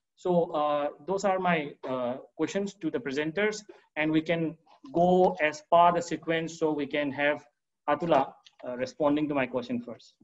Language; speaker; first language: English; non-native, local second language; Manipuri